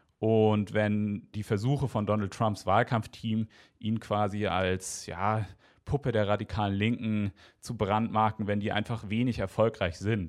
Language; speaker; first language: German; native; German